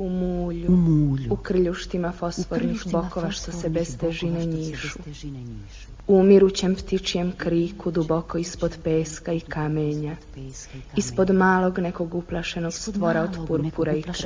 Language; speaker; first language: Serbian; native; Serbian